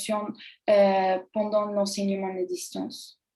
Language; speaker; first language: French; non-native, learner; Turkish